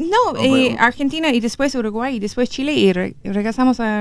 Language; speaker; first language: Spanish; non-native, learner; English